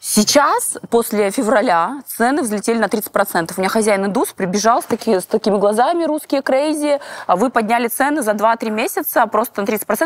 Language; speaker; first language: Russian; native; Russian